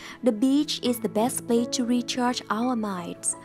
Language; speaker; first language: English; non-native, fluent; Vietnamese